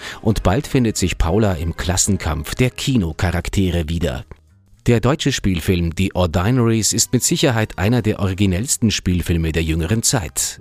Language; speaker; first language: German; native; German